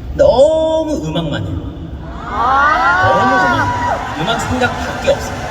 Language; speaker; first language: Korean; native; Korean